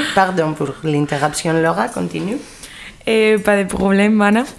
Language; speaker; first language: French; non-native, fluent; Greek